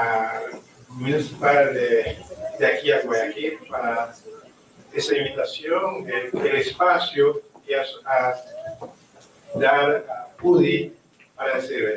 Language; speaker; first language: Spanish; non-native, learner; Haitian Creole